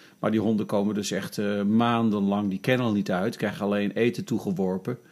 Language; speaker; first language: Dutch; native; Dutch